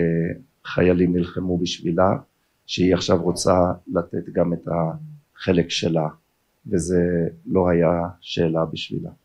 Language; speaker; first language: Hebrew; early bilingual, other home language; German